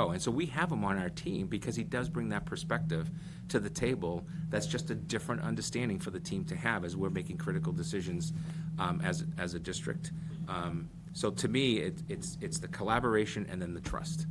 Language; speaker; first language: English; early bilingual, other home language; Portuguese